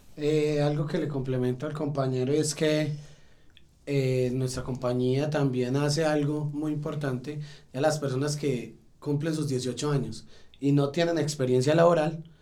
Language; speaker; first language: Spanish; native; Spanish